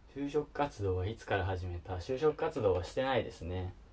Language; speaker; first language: Japanese; native; Japanese